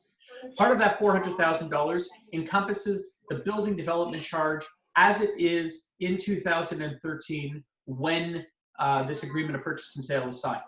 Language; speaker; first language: English; native; English